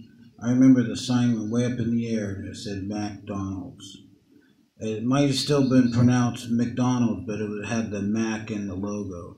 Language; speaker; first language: English; native; English